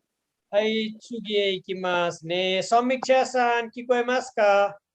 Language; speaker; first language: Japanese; non-native, fluent; Nepali